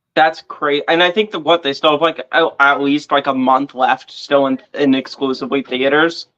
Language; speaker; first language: English; native; English